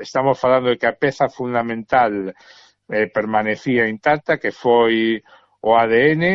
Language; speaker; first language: Galician; native; Galician